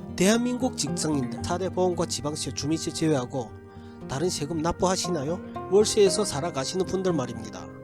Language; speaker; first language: Korean; early bilingual, heritage; Korean